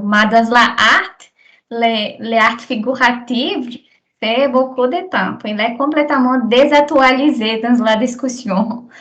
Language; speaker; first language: French; non-native, learner; Portuguese